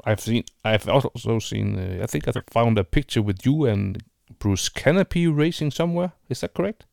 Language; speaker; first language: English; non-native, fluent; Danish